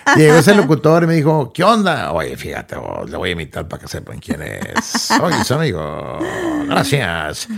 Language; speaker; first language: Spanish; early bilingual, heritage; Spanish